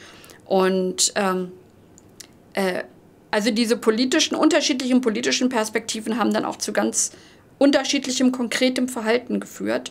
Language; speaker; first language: German; native; German